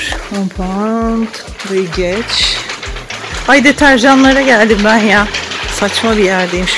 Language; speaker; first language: Turkish; native; Turkish